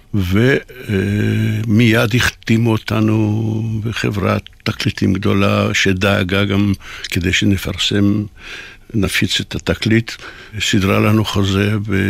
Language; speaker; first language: Hebrew; non-native, fluent; Polish